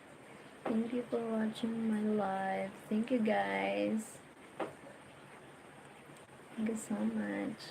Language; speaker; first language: English; non-native, learner; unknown